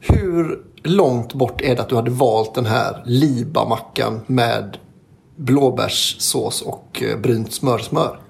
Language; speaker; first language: Swedish; native; Swedish